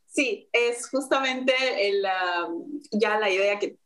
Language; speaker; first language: Spanish; native; Spanish